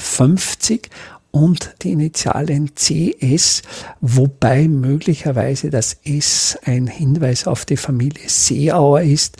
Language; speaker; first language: German; native; German